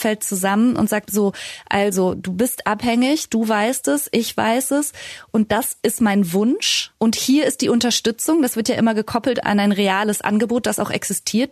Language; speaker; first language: German; native; German